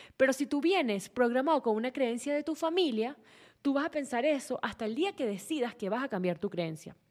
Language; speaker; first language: Spanish; native; Spanish